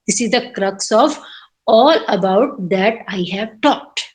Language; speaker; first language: English; non-native, local second language; Punjabi